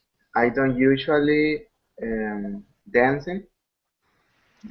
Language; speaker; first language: English; non-native, learner; Spanish